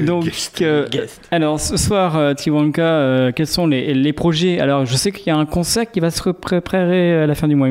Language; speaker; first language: French; native; French